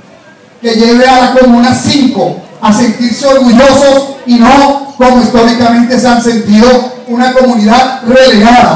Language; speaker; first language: Spanish; native; Spanish